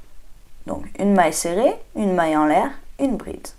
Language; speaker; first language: French; native; French